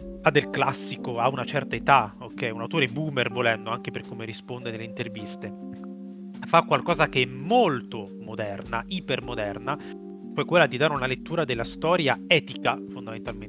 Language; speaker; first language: Italian; native; Italian